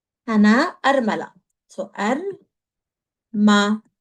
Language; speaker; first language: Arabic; non-native, fluent; English